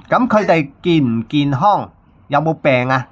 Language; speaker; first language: Cantonese; native; Cantonese